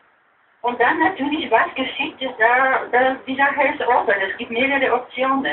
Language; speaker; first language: German; non-native, fluent; Polish